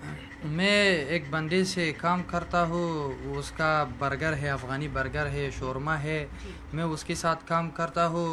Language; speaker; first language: Hindi; non-native, learner; Persian